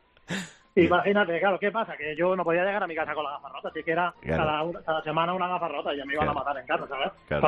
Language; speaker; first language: Spanish; native; Spanish